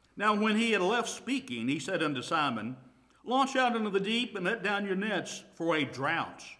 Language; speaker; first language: English; native; English